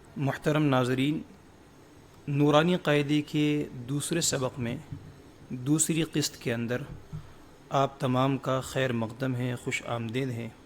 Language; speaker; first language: Urdu; native; Urdu